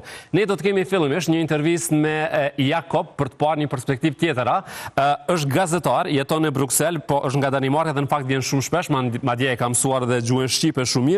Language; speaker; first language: Albanian; native; Albanian